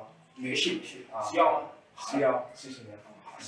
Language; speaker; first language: Chinese; non-native, learner; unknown